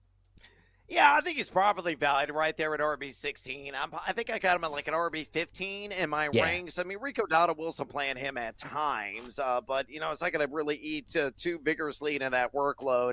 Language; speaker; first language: English; native; English